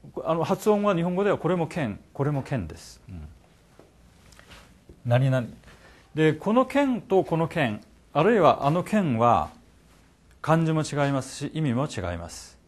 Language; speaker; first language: Japanese; non-native, fluent; Korean